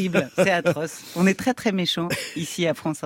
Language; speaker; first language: French; native; French